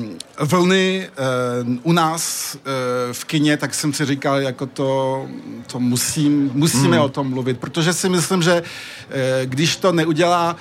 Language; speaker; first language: Czech; early bilingual, heritage; French